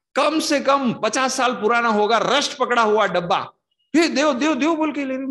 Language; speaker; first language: Hindi; non-native, local second language; Kannada